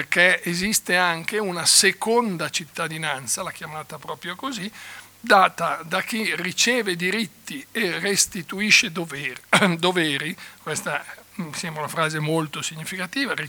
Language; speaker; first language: Italian; native; Italian